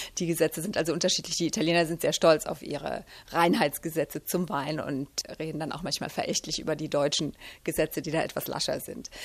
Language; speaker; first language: German; native; German